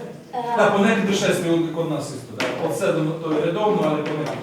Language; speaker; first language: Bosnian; non-native, fluent; Russian